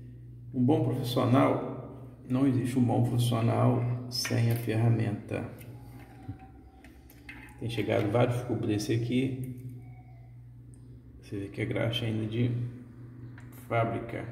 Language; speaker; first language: Portuguese; native; Portuguese